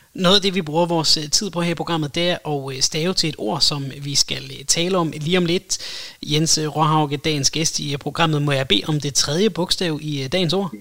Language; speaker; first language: Danish; native; Danish